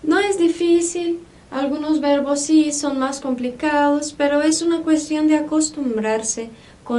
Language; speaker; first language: Spanish; non-native, fluent; Portuguese